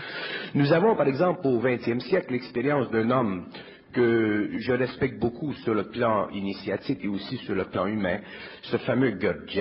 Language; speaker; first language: French; native; French